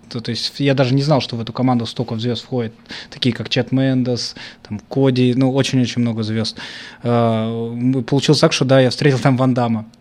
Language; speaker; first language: Russian; native; Russian